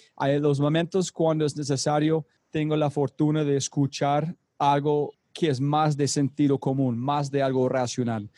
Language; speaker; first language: Spanish; non-native, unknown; English